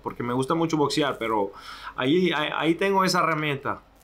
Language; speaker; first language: Spanish; early bilingual, heritage; Spanish